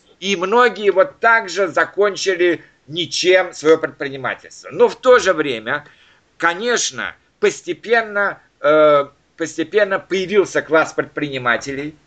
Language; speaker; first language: Russian; native; Russian